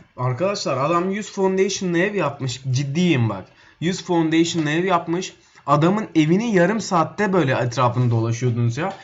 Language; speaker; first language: Turkish; native; Turkish